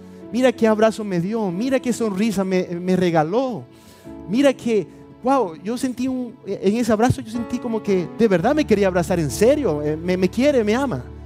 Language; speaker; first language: Spanish; native; Spanish